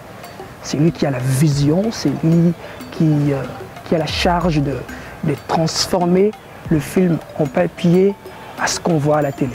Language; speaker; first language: French; non-native, local second language; Lingala